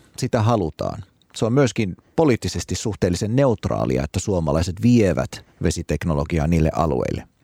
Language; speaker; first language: Finnish; early bilingual, other home language; Arabic